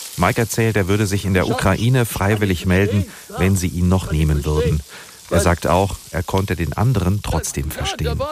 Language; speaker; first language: German; native; German